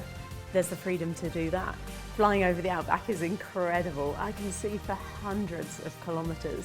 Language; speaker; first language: English; native; English